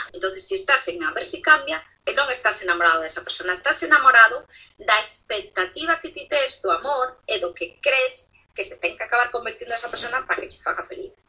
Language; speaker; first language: Galician; non-native, local second language; Spanish